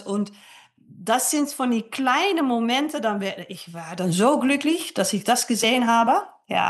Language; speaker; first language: German; non-native, fluent; Dutch